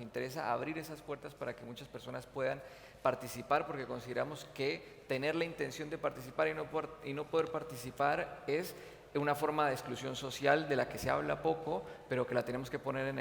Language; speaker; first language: Spanish; native; Spanish